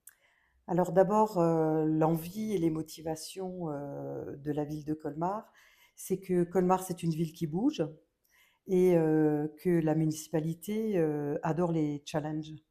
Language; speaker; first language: French; native; French